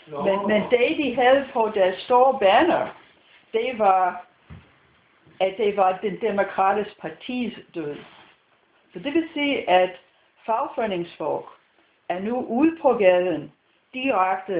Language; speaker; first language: Danish; non-native, fluent; English